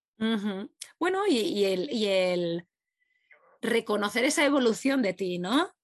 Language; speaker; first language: Spanish; native; Spanish